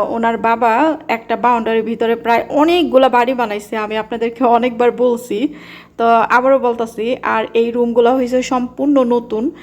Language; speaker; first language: Bangla; native; Bangla